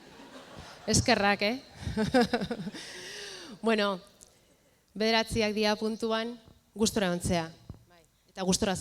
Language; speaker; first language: Basque; native; Basque